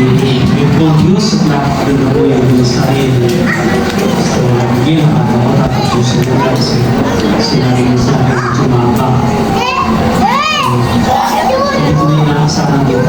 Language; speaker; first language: Filipino; native; Filipino